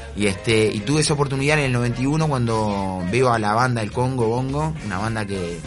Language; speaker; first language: Spanish; native; Spanish